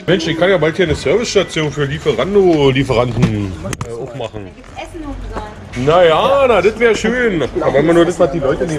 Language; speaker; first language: German; native; German